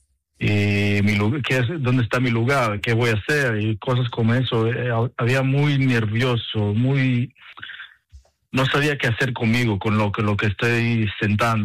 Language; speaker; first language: Spanish; non-native, fluent; Hebrew